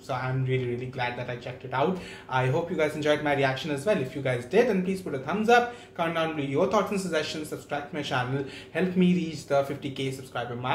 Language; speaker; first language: English; non-native, local second language; Bangla